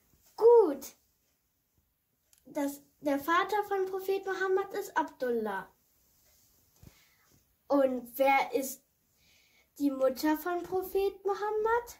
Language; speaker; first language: German; non-native, fluent; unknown